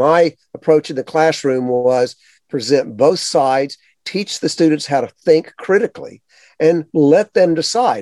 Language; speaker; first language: English; native; English